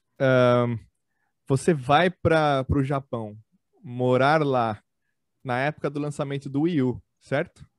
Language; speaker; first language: Portuguese; native; Portuguese